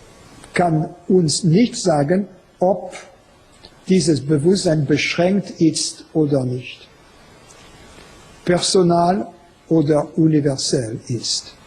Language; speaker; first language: German; non-native, fluent; French